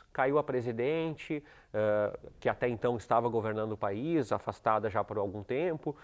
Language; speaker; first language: Portuguese; native; Portuguese